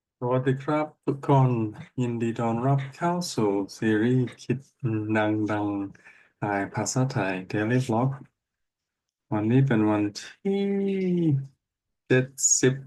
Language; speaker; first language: Thai; non-native, learner; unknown